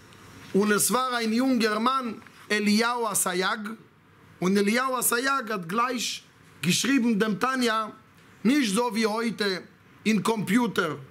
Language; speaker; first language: German; non-native, fluent; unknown